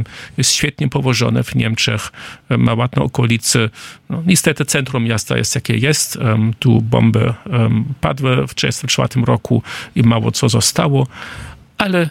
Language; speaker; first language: Polish; non-native, fluent; German